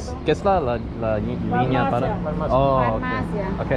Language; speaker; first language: Spanish; non-native, learner; English